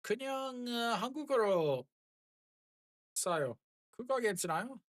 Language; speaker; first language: Korean; non-native, learner; English